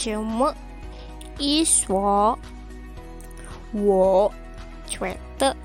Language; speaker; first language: Chinese; non-native, learner; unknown